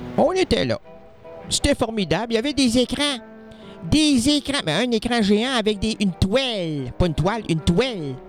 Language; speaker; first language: French; native; French